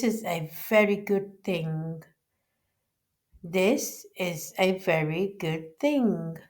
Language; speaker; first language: English; non-native, local second language; Urdu